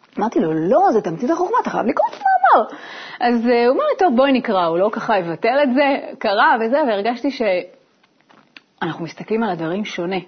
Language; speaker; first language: Hebrew; native; Hebrew